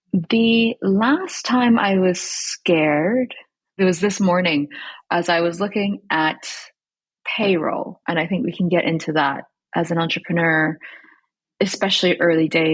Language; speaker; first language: English; early bilingual, other home language; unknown